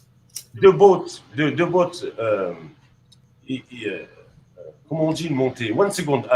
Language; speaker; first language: English; non-native, learner; French